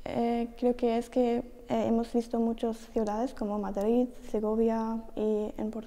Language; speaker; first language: Spanish; non-native, learner; German